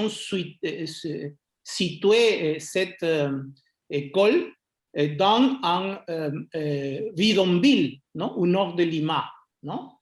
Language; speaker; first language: French; non-native, fluent; Spanish